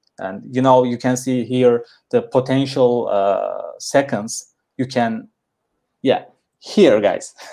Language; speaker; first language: English; non-native, learner; Turkish